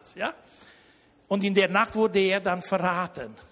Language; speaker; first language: German; early bilingual, heritage; Romanian